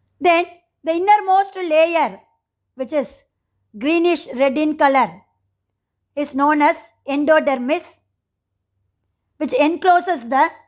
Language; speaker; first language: English; non-native, local second language; Tamil